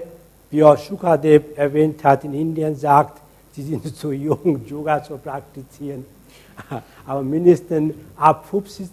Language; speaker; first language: German; non-native, fluent; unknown